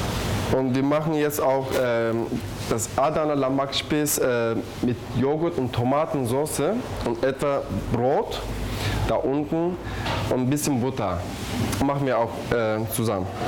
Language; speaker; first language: German; non-native, learner; Turkish